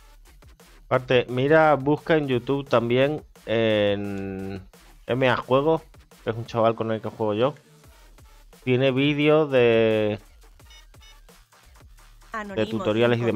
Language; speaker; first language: Spanish; native; Spanish